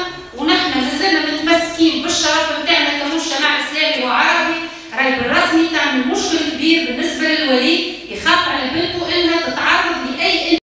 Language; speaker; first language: Arabic; native; Arabic